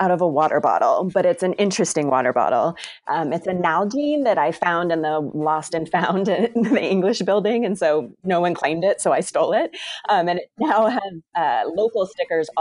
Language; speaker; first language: English; native; English